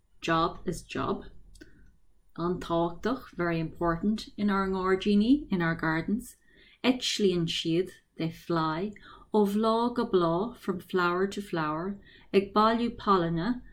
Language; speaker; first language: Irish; non-native, local second language; English